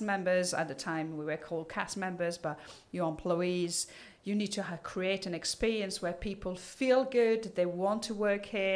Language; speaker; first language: English; non-native, fluent; French